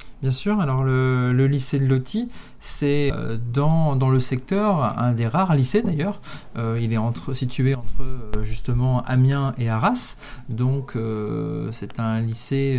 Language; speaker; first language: French; native; French